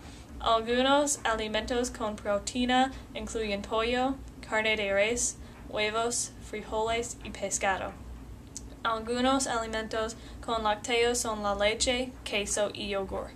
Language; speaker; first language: Spanish; non-native, learner; English